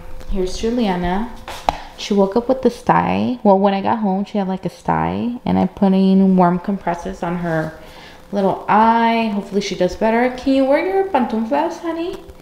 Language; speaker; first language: English; early bilingual, other home language; Spanish